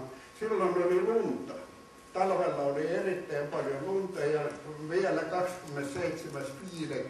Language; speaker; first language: Finnish; native; Finnish